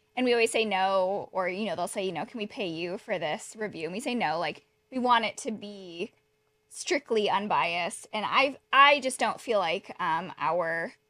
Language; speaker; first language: English; native; English